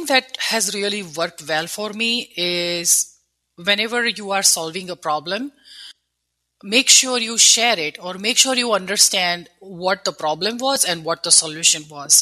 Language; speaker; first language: English; non-native, local second language; Gujarati